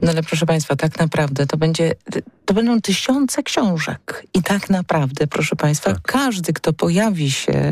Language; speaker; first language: Polish; native; Polish